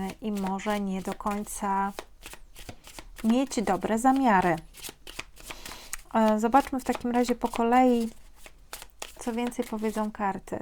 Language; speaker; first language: Polish; native; Polish